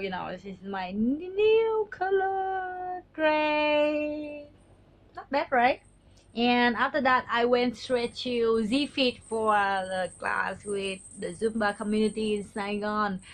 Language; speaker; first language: English; non-native, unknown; Vietnamese